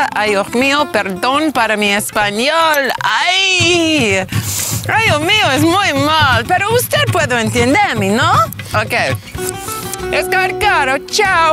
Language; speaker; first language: Spanish; non-native, learner; English